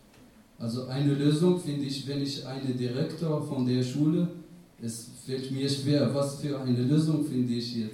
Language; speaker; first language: German; non-native, fluent; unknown